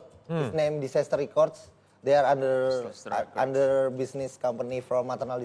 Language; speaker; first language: English; non-native, learner; Indonesian